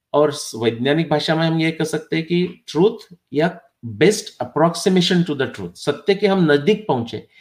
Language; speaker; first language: Hindi; non-native, local second language; Marathi